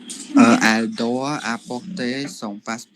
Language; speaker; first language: French; non-native, learner; Khmer